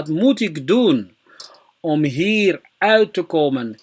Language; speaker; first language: Dutch; non-native, fluent; Somali